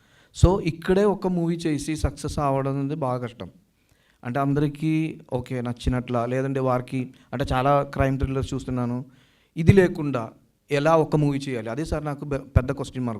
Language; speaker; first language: Telugu; non-native, local second language; Malayalam